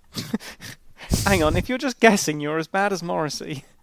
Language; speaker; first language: English; native; English